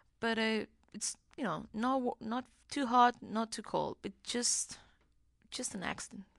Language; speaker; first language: English; non-native, fluent; Greek